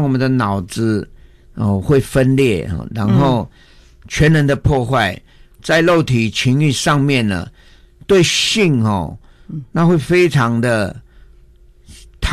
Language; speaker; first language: Chinese; native; Chinese